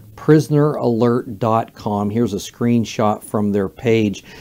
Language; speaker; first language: English; native; English